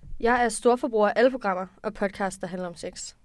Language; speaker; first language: Danish; native; Danish